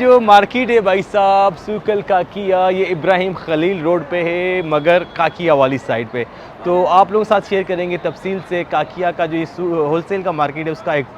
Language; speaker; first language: Hindi; non-native, local second language; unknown